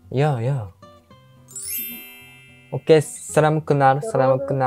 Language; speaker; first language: Indonesian; non-native, fluent; Japanese